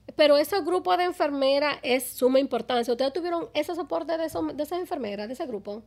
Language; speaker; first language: Spanish; early bilingual, other home language; English